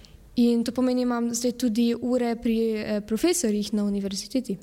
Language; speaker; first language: Slovenian; early bilingual, heritage; Slovenian